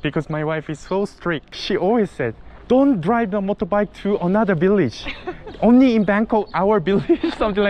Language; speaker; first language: English; non-native, learner; Korean